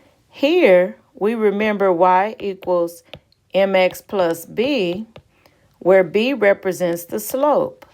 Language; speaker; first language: English; native; English